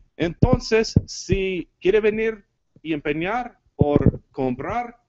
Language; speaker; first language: Spanish; non-native, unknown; English